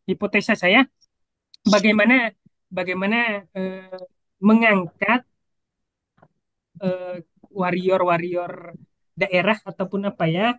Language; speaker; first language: Indonesian; native; Indonesian